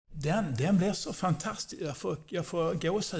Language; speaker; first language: Swedish; non-native, fluent; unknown